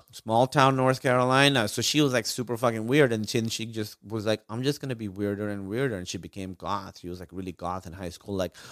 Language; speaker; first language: English; non-native, local second language; Urdu